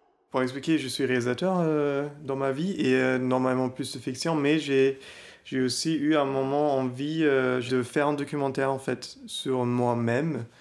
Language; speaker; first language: French; non-native, fluent; German